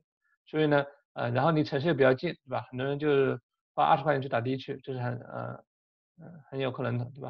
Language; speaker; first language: Chinese; native; Chinese